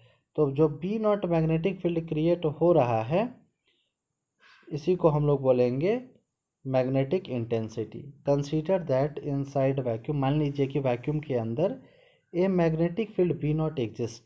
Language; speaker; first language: Hindi; native; Hindi